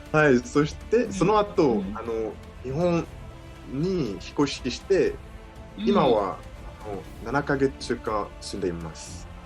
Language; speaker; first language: Japanese; non-native, learner; French